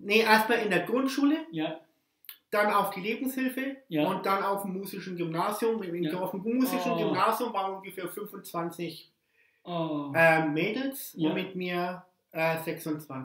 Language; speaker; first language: German; early bilingual, other home language; English